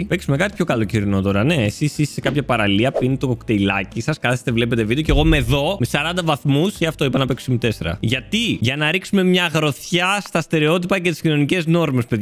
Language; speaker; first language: Greek; native; Greek